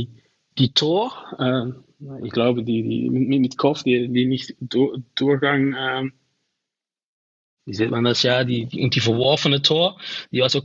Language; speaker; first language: German; non-native, learner; Dutch